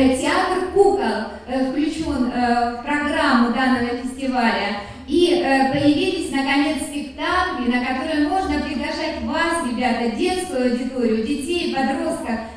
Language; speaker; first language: Russian; native; Russian